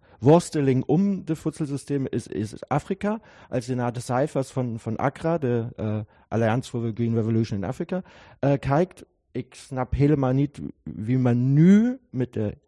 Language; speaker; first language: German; non-native, learner; Dutch